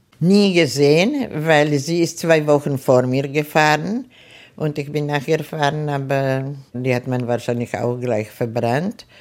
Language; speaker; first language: German; non-native, fluent; Czech